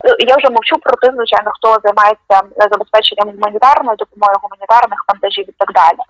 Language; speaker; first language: Ukrainian; native; Ukrainian